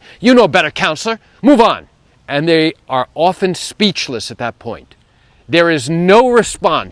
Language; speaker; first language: English; native; English